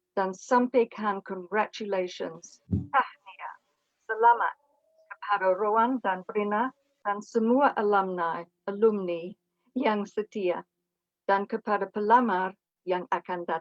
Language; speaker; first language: Indonesian; non-native, fluent; English